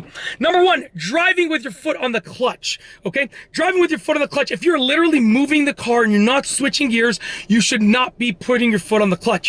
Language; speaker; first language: English; native; English